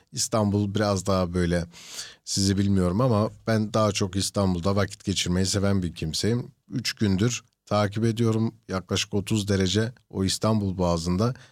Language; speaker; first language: Turkish; early bilingual, heritage; Turkish